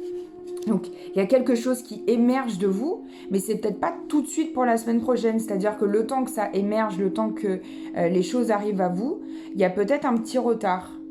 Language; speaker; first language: French; native; French